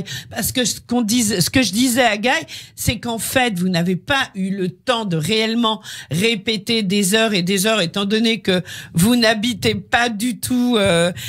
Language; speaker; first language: French; native; French